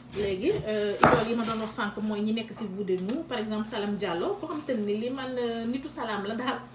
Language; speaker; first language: French; non-native, local second language; Wolof